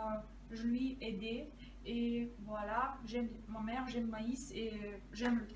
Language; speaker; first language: French; non-native, fluent; Russian